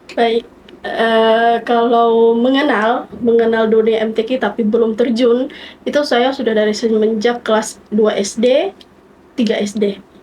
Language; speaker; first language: Indonesian; native; Indonesian